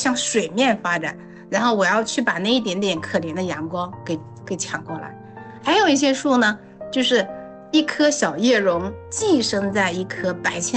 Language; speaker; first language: Chinese; native; Chinese